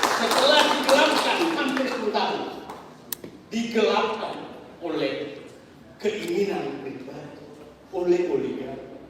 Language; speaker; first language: Indonesian; non-native, local second language; Buginese